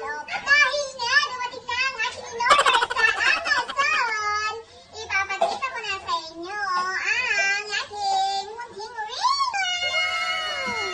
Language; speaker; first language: Filipino; non-native, local second language; Iloko